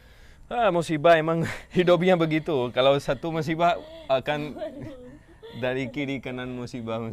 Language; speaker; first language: Indonesian; non-native, fluent; Urdu